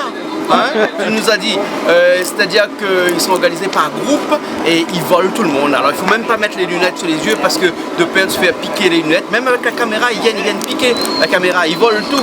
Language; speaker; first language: French; native; French